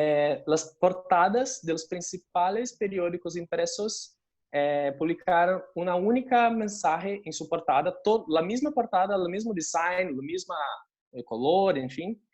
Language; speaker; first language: Spanish; non-native, fluent; Portuguese